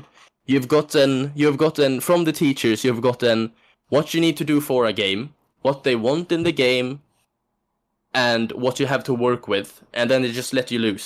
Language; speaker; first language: English; non-native, fluent; Swedish